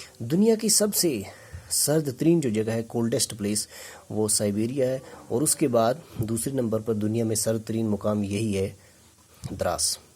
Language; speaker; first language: Urdu; native; Urdu